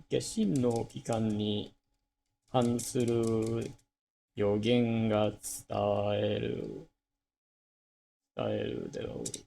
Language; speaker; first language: Japanese; non-native, learner; English